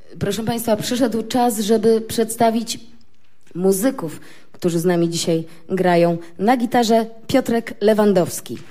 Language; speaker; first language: Polish; native; Polish